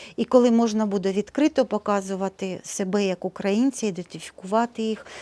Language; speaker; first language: Ukrainian; non-native, local second language; Russian